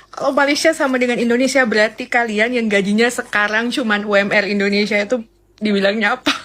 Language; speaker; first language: Indonesian; native; Indonesian